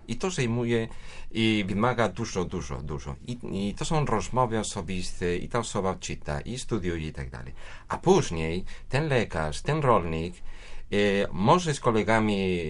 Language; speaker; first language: Polish; non-native, fluent; Spanish